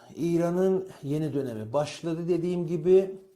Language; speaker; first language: Turkish; non-native, fluent; Persian